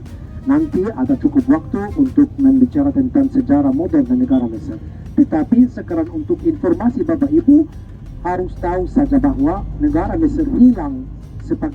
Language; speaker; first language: Indonesian; non-native, fluent; Arabic